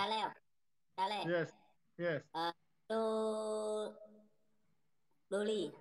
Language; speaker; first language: English; non-native, learner; Vietnamese